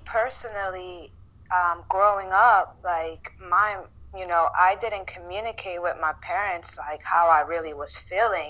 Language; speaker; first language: English; non-native, fluent; Spanish